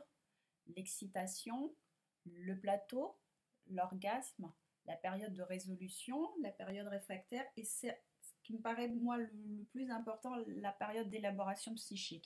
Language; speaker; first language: French; native; French